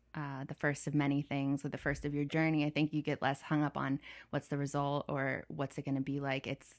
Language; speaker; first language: English; native; English